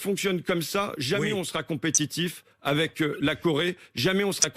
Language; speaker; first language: French; native; French